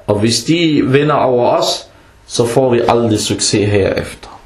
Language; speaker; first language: Danish; early bilingual, other home language; Arabic